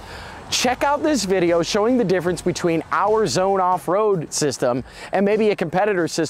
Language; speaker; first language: English; native; English